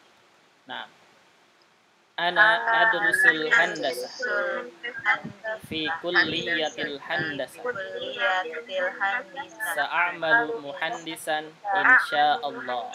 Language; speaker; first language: Arabic; non-native, fluent; Indonesian